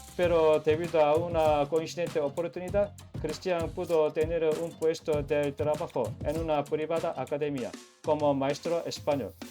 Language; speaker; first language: Spanish; non-native, learner; Korean